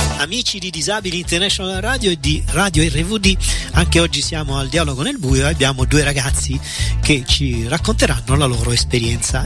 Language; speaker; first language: Italian; native; Italian